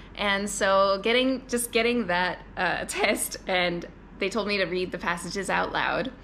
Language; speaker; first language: English; native; English